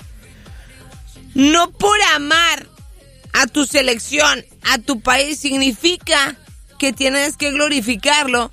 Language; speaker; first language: Spanish; native; Spanish